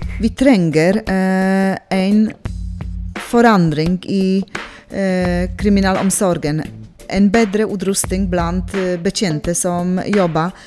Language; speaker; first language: Norwegian; non-native, local second language; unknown